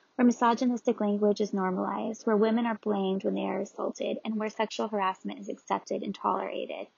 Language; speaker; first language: English; native; English